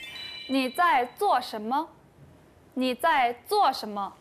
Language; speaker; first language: Chinese; non-native, fluent; Korean